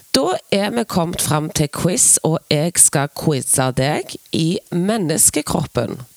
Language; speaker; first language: Norwegian; native; Norwegian